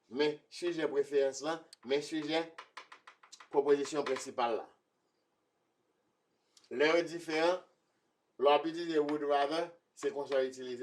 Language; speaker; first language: French; non-native, local second language; Haitian Creole